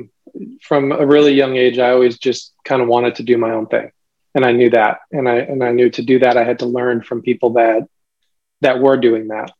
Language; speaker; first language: English; native; English